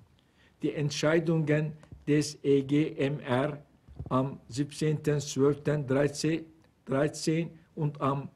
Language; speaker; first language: German; non-native, fluent; Turkish